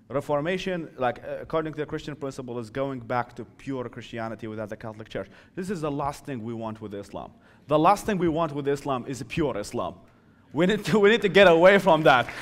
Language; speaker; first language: English; non-native, fluent; Arabic